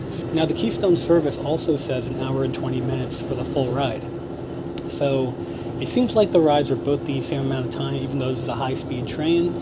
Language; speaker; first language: English; native; English